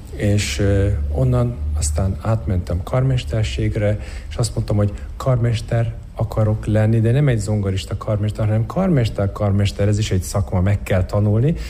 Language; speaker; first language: Hungarian; non-native, fluent; Turkish